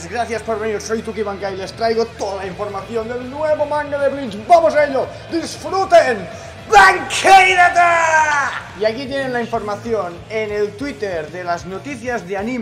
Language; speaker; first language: Spanish; native; Spanish